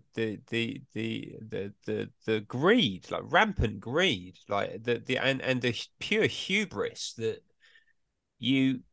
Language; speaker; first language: English; native; English